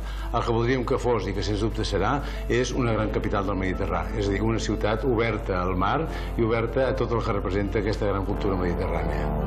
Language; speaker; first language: Catalan; native; Catalan